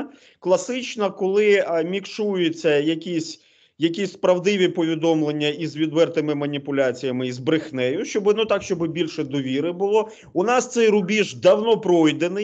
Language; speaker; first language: Ukrainian; native; Ukrainian